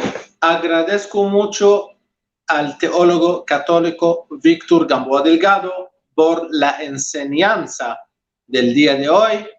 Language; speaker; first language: Spanish; non-native, fluent; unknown